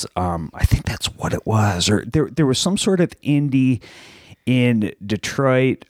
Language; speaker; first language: English; native; English